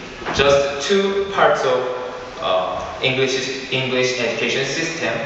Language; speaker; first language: English; non-native, learner; Korean